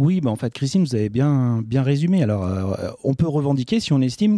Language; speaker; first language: French; native; French